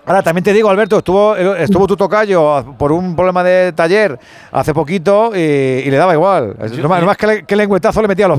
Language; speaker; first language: Spanish; native; Spanish